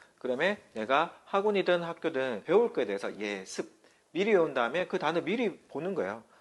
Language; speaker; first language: Korean; native; Korean